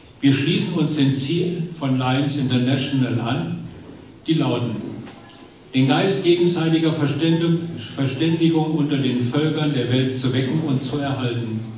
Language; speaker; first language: German; native; German